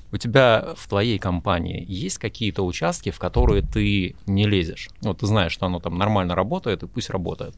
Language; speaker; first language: Russian; native; Russian